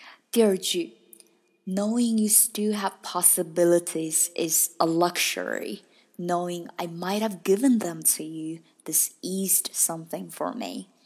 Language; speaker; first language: English; non-native, fluent; Chinese